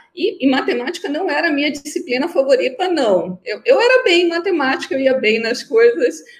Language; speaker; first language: Portuguese; native; Portuguese